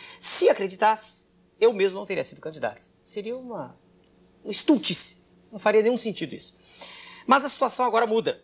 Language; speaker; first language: Portuguese; native; Portuguese